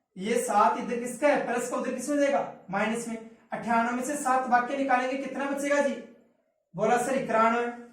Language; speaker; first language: Hindi; native; Hindi